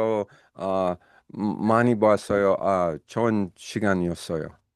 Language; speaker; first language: Korean; non-native, learner; English